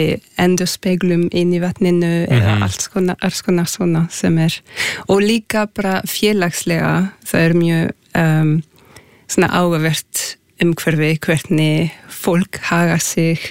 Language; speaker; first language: Icelandic; non-native, fluent; French